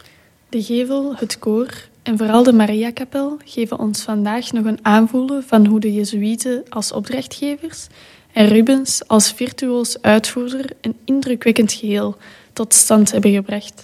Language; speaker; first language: Dutch; native; Dutch